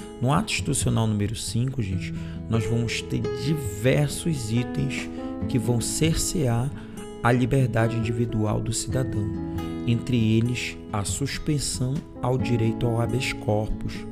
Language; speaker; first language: Portuguese; native; Portuguese